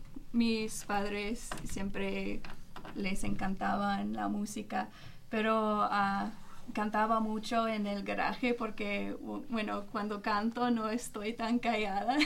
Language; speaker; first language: Spanish; non-native, fluent; English